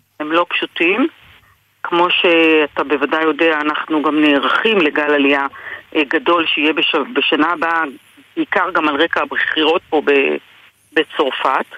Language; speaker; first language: Hebrew; native; Hebrew